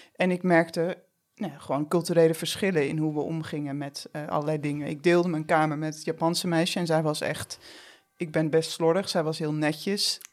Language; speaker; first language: Dutch; native; Dutch